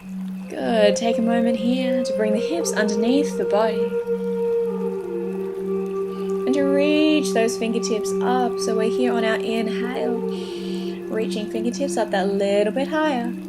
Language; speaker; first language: English; native; English